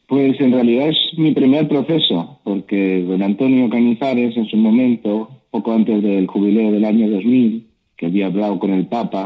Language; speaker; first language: Spanish; native; Spanish